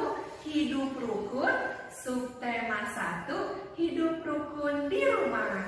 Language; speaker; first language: Indonesian; native; Indonesian